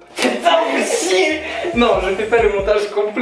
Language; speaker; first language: French; native; French